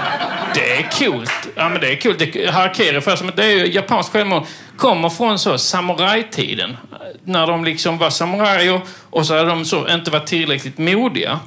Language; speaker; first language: Swedish; native; Swedish